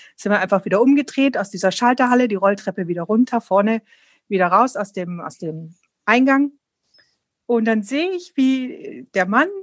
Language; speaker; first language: German; non-native, fluent; Polish